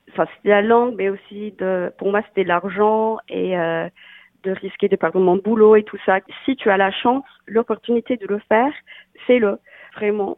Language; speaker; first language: French; non-native, fluent; English